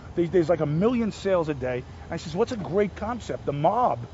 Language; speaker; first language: English; native; English